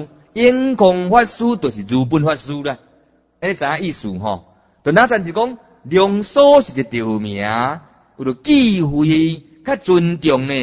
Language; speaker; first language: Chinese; non-native, local second language; Min Nan Chinese